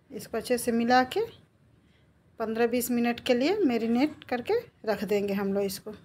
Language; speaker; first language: Hindi; native; Hindi